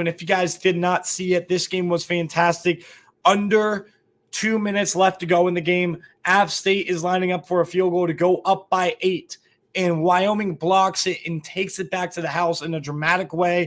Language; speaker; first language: English; native; English